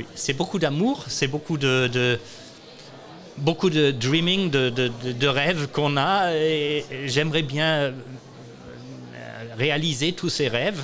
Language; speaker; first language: French; non-native, learner; German